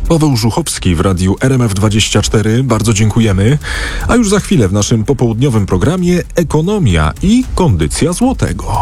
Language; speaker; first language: Polish; native; Polish